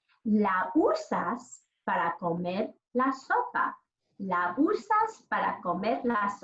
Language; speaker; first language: Spanish; non-native, fluent; English